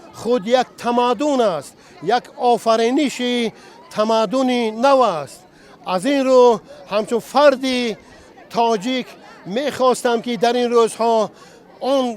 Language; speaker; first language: Tajik; native; Tajik